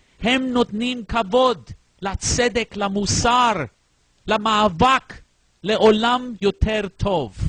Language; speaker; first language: Hebrew; non-native, fluent; English